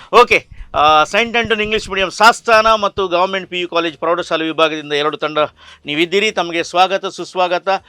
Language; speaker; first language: Kannada; native; Kannada